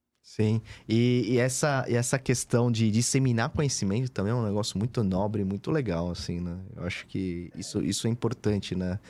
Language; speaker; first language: Portuguese; native; Portuguese